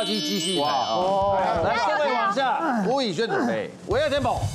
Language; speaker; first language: Chinese; native; Chinese